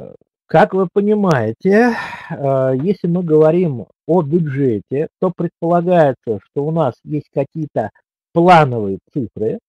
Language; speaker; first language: Russian; native; Russian